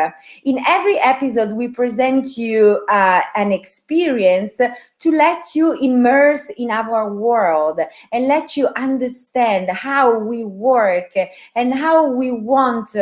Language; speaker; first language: English; non-native, fluent; Italian